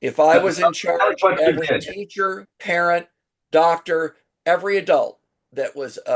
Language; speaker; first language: English; native; English